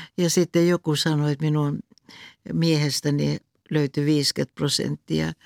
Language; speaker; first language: Finnish; non-native, local second language; Swedish